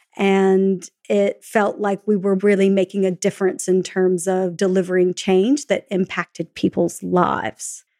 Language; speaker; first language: English; native; English